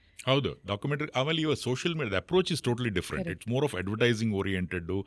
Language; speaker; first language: Kannada; native; Kannada